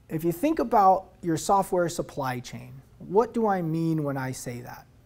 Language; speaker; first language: English; native; English